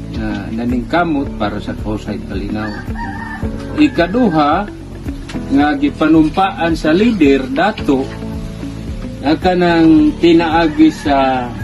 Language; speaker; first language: Cebuano; non-native, local second language; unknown